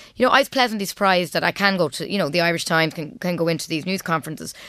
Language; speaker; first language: English; native; English